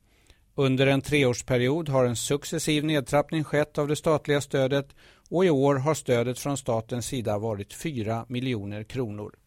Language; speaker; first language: Swedish; native; Swedish